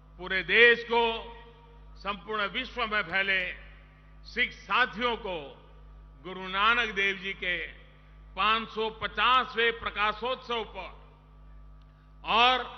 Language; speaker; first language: Hindi; non-native, local second language; Gujarati